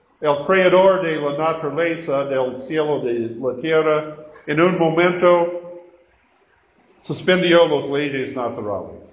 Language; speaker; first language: Spanish; non-native, learner; English